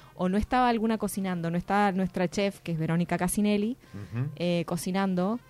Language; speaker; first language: Spanish; native; Spanish